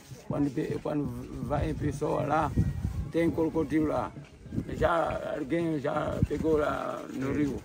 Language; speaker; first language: Portuguese; non-native, learner; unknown